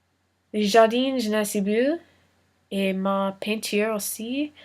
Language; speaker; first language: French; non-native, learner; English